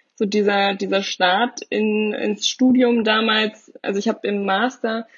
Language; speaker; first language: German; native; German